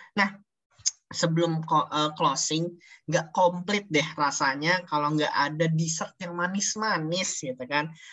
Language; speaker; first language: Indonesian; native; Indonesian